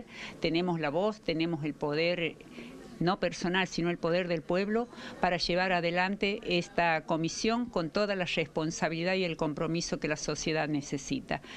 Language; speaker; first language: Spanish; native; Spanish